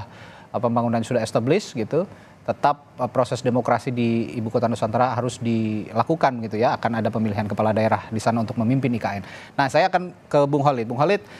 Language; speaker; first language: Indonesian; native; Indonesian